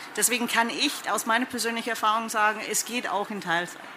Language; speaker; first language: German; non-native, fluent; English